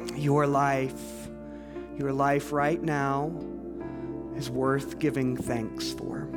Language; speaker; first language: English; native; English